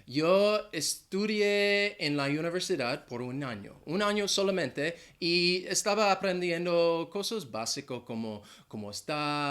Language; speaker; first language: Spanish; non-native, fluent; English